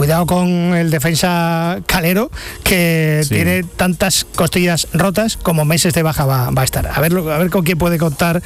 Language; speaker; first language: Spanish; native; Spanish